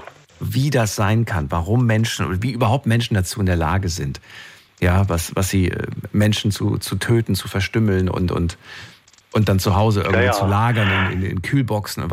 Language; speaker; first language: German; native; German